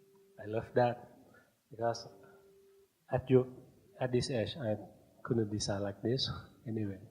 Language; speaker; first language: English; non-native, fluent; Thai